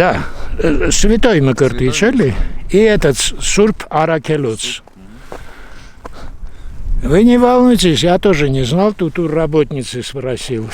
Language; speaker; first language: Russian; non-native, local second language; Armenian